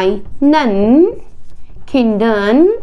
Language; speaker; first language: German; non-native, fluent; Hindi